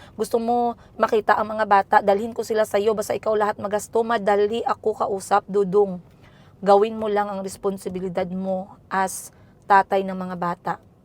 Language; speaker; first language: Filipino; non-native, local second language; Cebuano